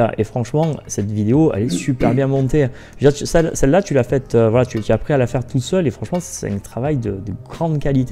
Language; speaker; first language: French; native; French